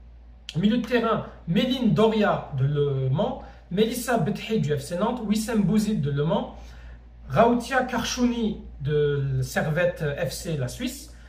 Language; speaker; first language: French; native; French